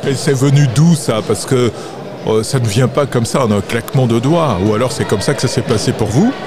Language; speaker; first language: French; native; French